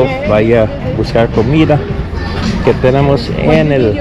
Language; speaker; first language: Spanish; non-native, learner; English